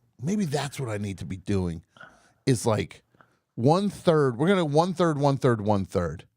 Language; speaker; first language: English; native; English